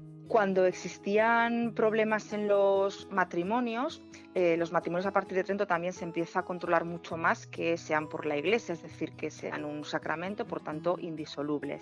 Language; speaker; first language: Spanish; native; Spanish